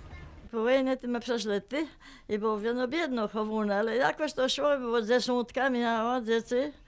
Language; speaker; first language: Polish; non-native, local second language; Kashubian